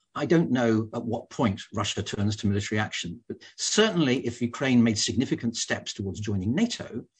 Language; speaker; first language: English; native; English